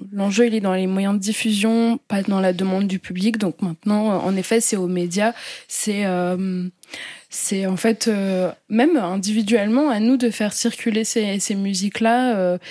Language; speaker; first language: French; native; French